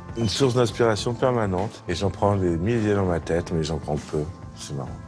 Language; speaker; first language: French; native; French